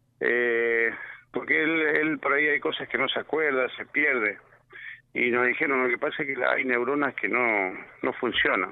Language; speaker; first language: Spanish; native; Spanish